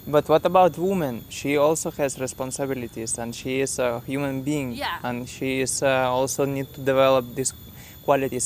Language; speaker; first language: English; non-native, learner; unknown